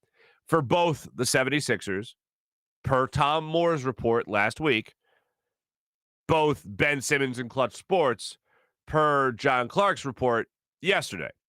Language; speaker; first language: English; native; English